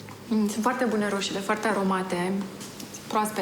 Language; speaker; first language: Romanian; native; Romanian